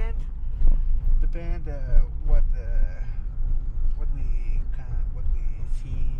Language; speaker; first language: English; non-native, learner; Spanish